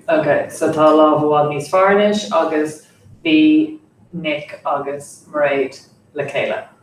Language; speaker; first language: Irish; non-native, fluent; English